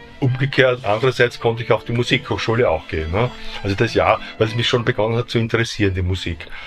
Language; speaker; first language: German; native; German